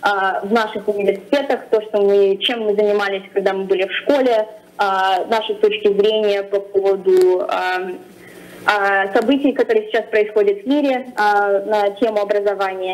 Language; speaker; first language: Russian; early bilingual, other home language; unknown